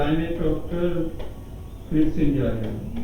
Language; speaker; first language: German; non-native, learner; Urdu